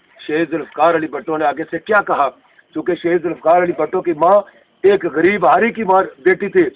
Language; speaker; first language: Urdu; non-native, local second language; Pahari-Potwari